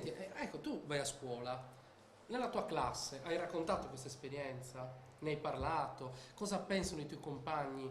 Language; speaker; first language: Italian; native; Italian